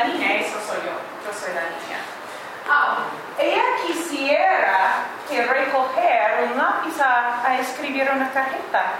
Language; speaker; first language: Spanish; non-native, learner; English